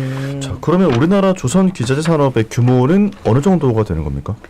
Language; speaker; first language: Korean; native; Korean